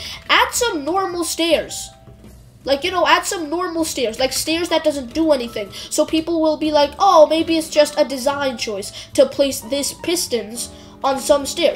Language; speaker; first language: English; native; English